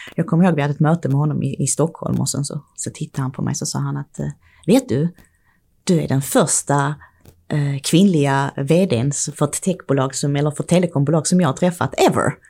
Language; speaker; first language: Swedish; early bilingual, other home language; Czech